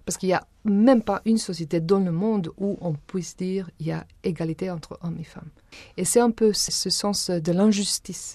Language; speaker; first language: French; non-native, fluent; Spanish